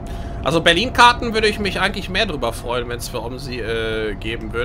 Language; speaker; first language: German; native; German